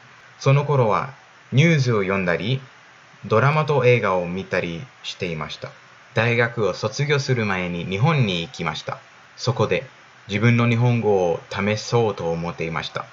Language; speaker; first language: Japanese; non-native, fluent; English